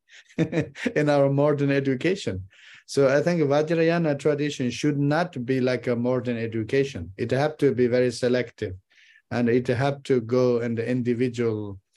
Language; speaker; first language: English; non-native, fluent; Chinese